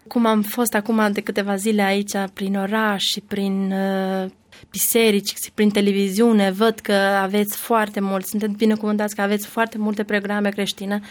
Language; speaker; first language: Romanian; non-native, learner; Albanian